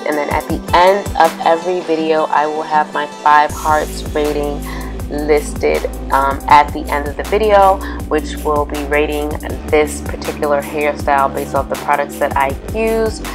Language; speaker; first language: English; native; English